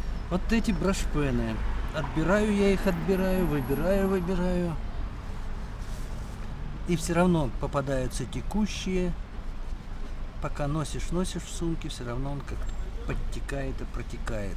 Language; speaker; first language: Russian; native; Russian